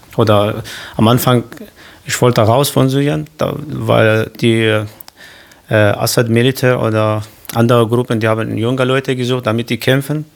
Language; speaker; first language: German; non-native, learner; Kurdish